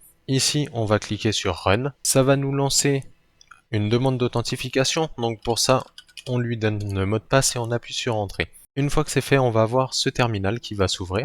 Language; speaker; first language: French; native; French